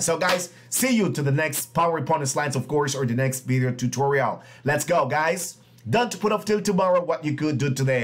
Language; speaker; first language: English; non-native, fluent; Spanish